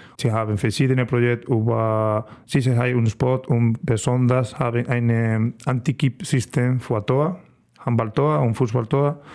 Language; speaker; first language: German; non-native, learner; Spanish